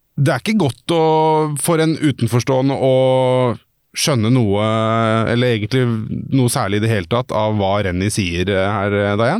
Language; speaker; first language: Norwegian; native; Norwegian